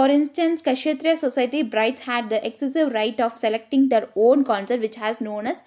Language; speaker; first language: English; non-native, local second language; Tamil